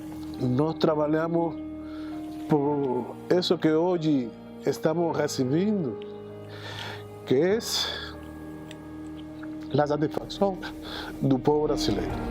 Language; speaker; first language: Portuguese; non-native, fluent; Spanish